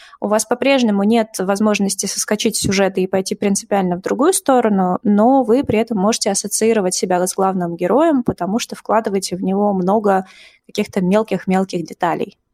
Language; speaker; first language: Russian; native; Russian